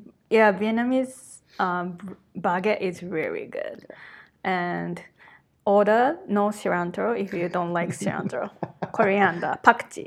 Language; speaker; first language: English; non-native, fluent; Japanese